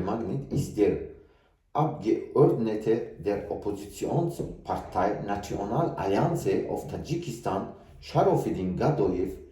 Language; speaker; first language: German; non-native, learner; Tajik